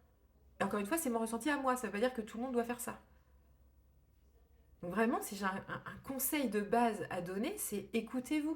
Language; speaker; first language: French; native; French